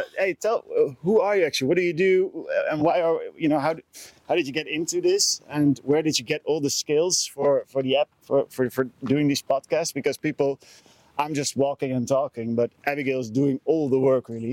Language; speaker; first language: English; non-native, fluent; Dutch